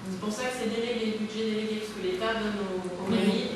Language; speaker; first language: French; native; French